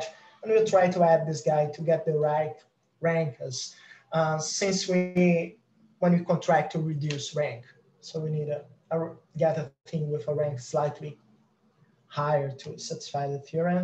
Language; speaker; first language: English; non-native, fluent; Portuguese